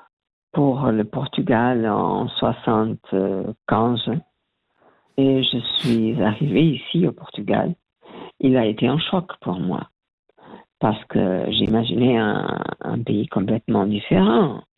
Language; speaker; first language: French; non-native, fluent; Portuguese